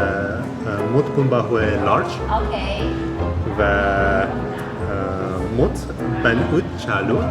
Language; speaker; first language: Vietnamese; non-native, learner; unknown